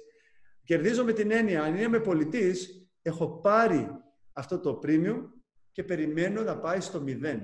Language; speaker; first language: Greek; native; Greek